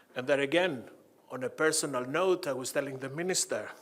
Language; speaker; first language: English; non-native, fluent; Greek